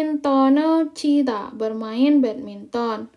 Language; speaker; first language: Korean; non-native, fluent; Indonesian